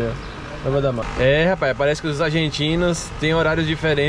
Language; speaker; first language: Portuguese; native; Portuguese